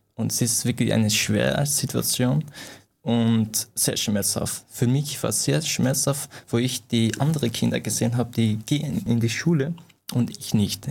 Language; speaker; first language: German; non-native, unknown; Persian